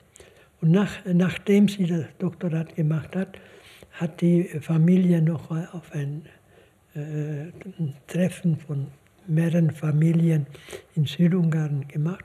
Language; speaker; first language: German; non-native, fluent; Hungarian